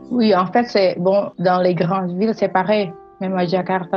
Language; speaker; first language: French; non-native, fluent; Indonesian